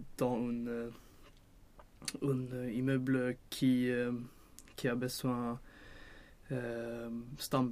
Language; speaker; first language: French; non-native, learner; Swedish